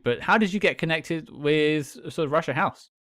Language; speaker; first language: English; native; English